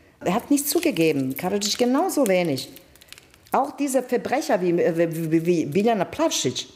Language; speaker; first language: German; non-native, fluent; Bosnian